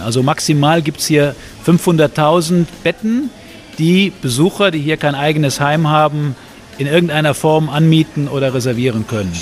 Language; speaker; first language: German; native; German